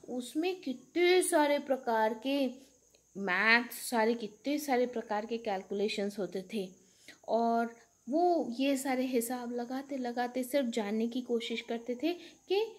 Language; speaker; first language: Hindi; non-native, local second language; Bangla